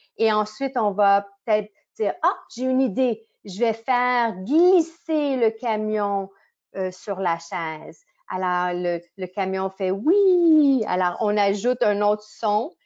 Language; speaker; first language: French; native; French